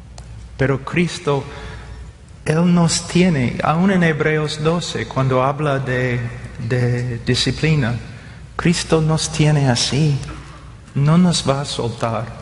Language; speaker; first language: Spanish; non-native, fluent; English